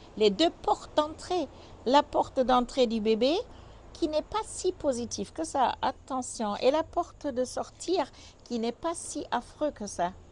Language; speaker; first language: French; non-native, fluent; German